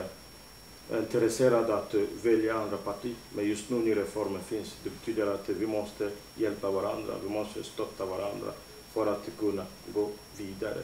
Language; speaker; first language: Swedish; non-native, fluent; Lingala